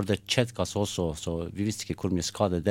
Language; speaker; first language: Norwegian; non-native, fluent; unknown